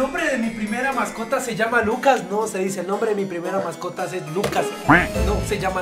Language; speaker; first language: Spanish; native; Spanish